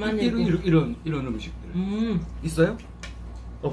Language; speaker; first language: Korean; native; Korean